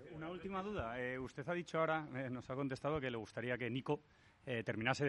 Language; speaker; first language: Spanish; native; Spanish